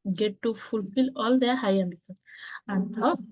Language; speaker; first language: English; non-native, local second language; Odia